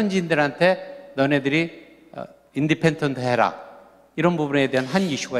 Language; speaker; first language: Korean; native; Korean